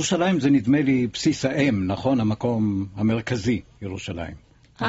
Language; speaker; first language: Hebrew; native; Hebrew